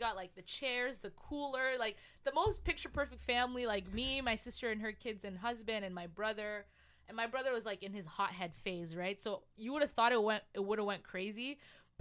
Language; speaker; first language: English; non-native, fluent; Rundi